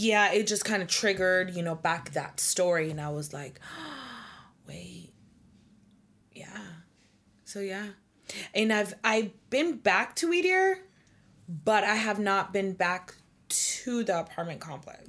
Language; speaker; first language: English; early bilingual, other home language; Spanish